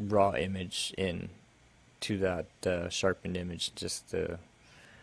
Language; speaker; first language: English; native; English